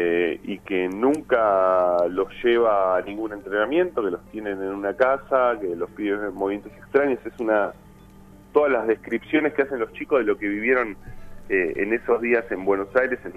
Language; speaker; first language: Spanish; native; Spanish